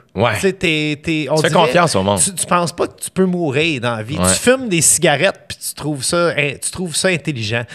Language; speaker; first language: French; native; French